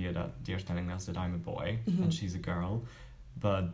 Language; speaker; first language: English; non-native, fluent; Hungarian